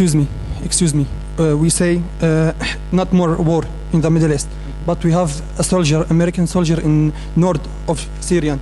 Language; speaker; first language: English; non-native, learner; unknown